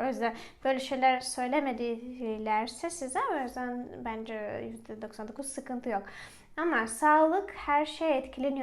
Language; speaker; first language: Turkish; non-native, fluent; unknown